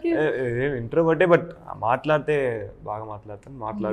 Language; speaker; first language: Telugu; non-native, local second language; Tamil